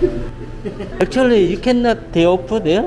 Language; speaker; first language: English; non-native, learner; Korean